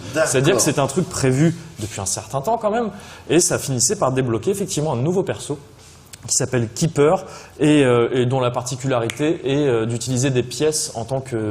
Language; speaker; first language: French; native; French